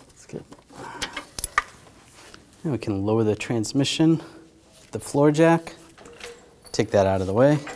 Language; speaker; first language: English; native; English